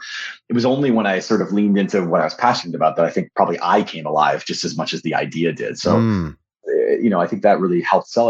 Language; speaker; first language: English; native; English